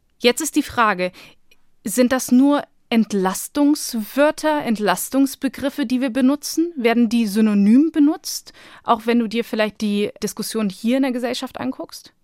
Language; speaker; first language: German; early bilingual, other home language; Bosnian